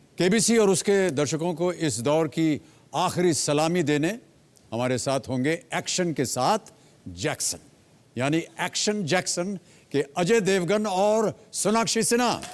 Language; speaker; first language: Hindi; native; Hindi